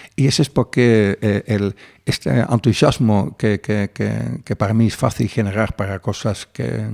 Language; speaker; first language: Spanish; non-native, fluent; Dutch